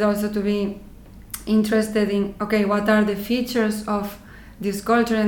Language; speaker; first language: English; non-native, fluent; Spanish